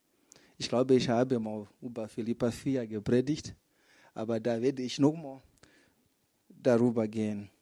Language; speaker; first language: German; non-native, fluent; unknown